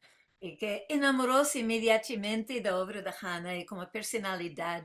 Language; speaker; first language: Portuguese; non-native, fluent; English